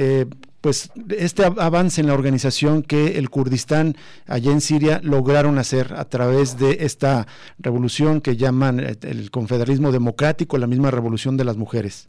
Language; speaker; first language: Spanish; native; Spanish